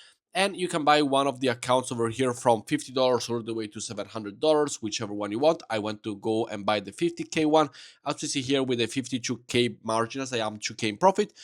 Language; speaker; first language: English; non-native, fluent; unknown